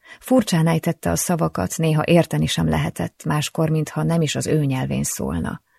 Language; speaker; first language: Hungarian; native; Hungarian